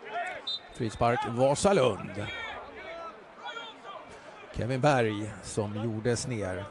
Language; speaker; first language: Swedish; native; Swedish